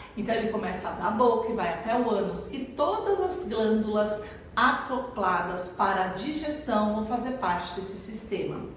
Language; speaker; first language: Portuguese; native; Portuguese